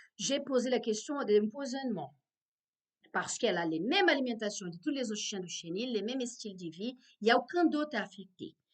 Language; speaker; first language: French; non-native, fluent; Portuguese